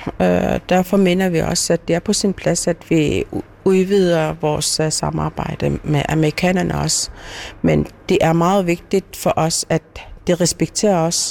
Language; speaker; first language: Danish; non-native, local second language; Kalaallisut